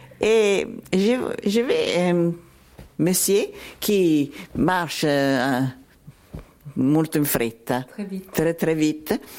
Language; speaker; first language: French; non-native, learner; Italian